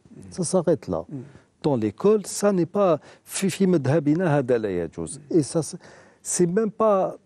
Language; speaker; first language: French; non-native, local second language; Arabic